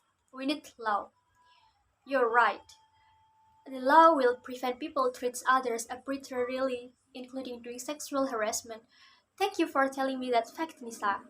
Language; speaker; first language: English; non-native, learner; Indonesian